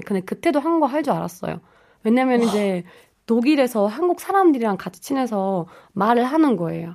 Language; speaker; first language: Korean; non-native, fluent; German